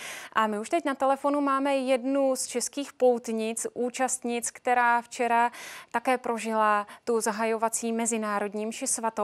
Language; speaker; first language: Czech; native; Czech